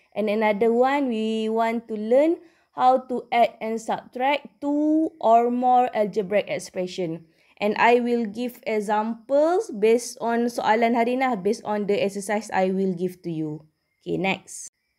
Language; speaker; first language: English; non-native, local second language; Malay